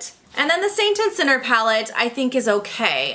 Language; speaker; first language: English; native; English